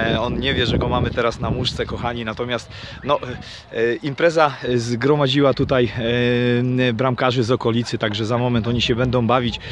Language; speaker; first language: Polish; native; Polish